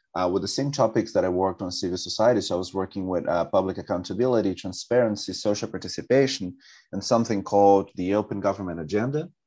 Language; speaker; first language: English; non-native, fluent; Portuguese